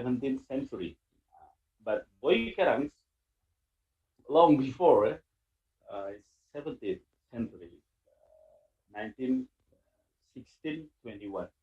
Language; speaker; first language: English; non-native, learner; Indonesian